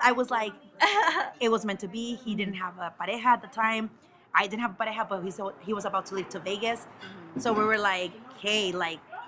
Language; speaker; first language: English; early bilingual, other home language; Spanish